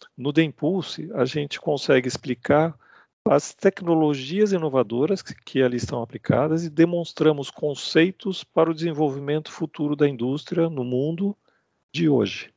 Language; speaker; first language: Portuguese; native; Portuguese